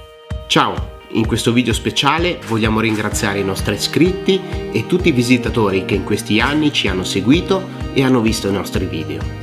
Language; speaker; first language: Italian; native; Italian